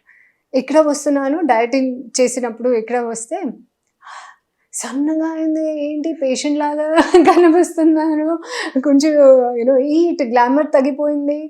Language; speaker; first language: Telugu; non-native, learner; Hindi